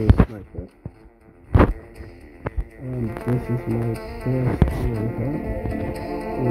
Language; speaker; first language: English; non-native, learner; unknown